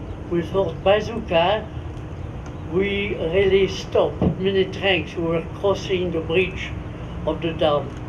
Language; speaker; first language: English; non-native, fluent; French